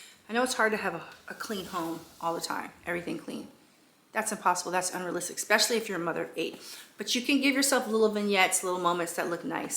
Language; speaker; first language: English; native; English